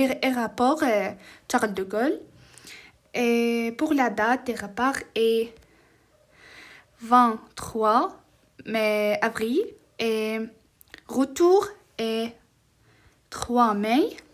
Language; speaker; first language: French; non-native, learner; Arabic